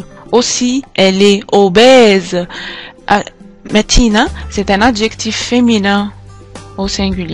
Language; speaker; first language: French; non-native, fluent; Arabic